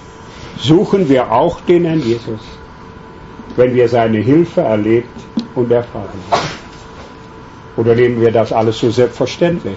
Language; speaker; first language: German; native; German